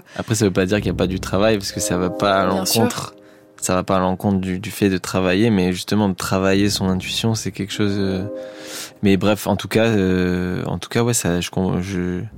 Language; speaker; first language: French; native; French